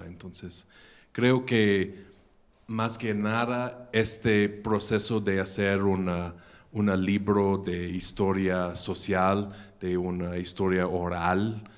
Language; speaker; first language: Spanish; non-native, fluent; English